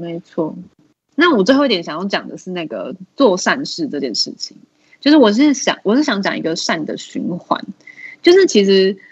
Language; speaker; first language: Chinese; native; Chinese